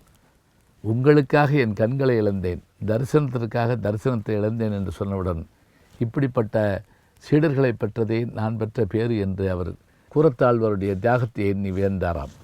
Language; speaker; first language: Tamil; native; Tamil